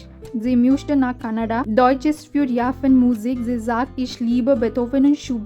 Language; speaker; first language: German; non-native, learner; Hindi